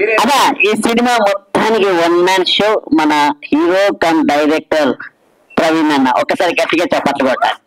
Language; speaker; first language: Telugu; native; Telugu